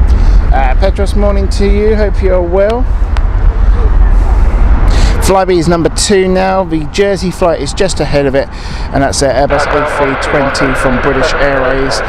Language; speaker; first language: English; native; English